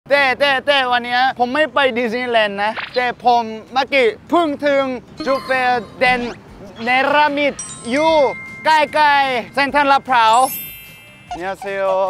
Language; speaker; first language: Thai; non-native, fluent; Korean